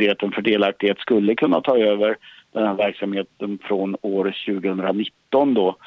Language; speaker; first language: Swedish; native; Swedish